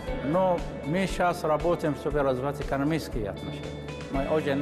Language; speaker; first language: Russian; non-native, learner; Arabic